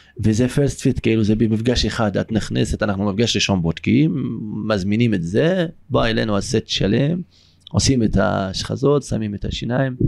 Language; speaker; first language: Hebrew; non-native, local second language; Arabic